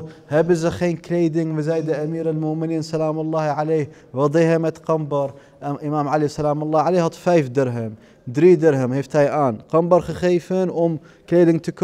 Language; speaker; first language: Dutch; early bilingual, other home language; Arabic